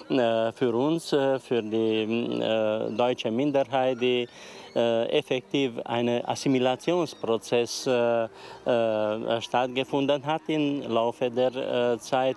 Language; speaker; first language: German; non-native, local second language; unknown